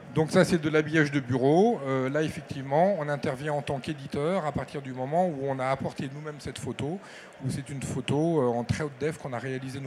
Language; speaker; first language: French; native; French